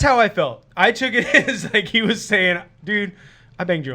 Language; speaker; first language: English; native; English